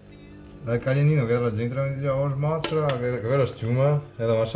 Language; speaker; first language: Italian; native; Italian